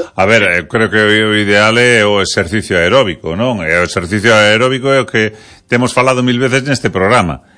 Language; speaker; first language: Galician; native; Galician